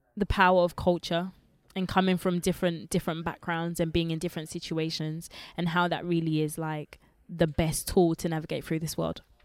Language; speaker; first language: English; early bilingual, other home language; Lingala